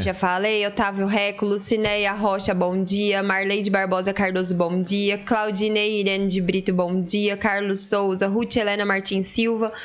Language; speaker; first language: Portuguese; native; Portuguese